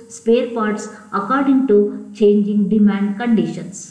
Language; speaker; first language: English; non-native, local second language; Kannada